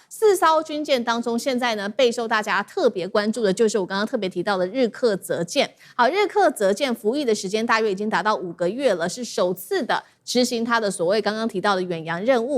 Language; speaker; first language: Chinese; native; Chinese